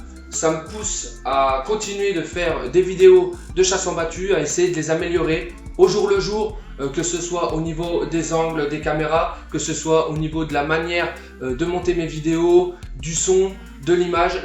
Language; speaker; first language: French; native; French